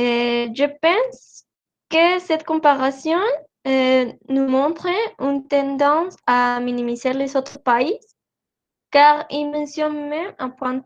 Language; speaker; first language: French; non-native, learner; Spanish